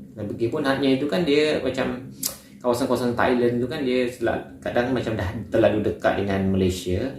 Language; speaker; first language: Malay; native; Malay